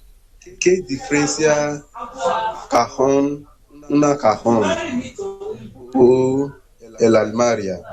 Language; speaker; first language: Spanish; non-native, learner; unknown